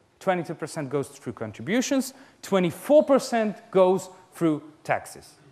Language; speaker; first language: English; non-native, fluent; Serbian